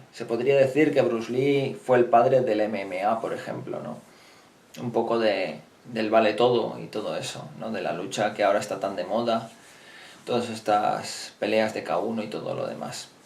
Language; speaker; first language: Spanish; native; Spanish